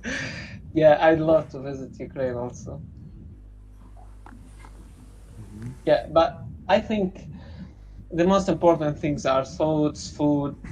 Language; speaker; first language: English; non-native, learner; Arabic